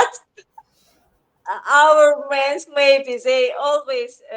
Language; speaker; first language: English; non-native, learner; Azerbaijani